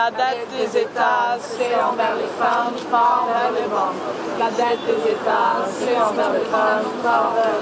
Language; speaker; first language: French; non-native, fluent; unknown